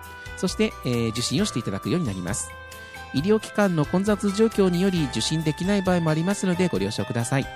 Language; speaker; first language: Japanese; native; Japanese